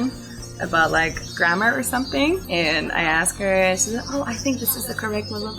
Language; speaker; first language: English; non-native, fluent; Persian